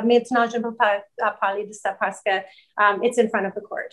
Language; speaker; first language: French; non-native, learner; English